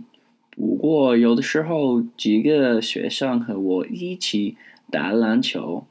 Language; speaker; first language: Chinese; non-native, learner; English